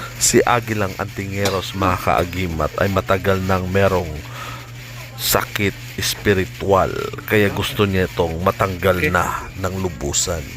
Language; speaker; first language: Filipino; non-native, local second language; Cebuano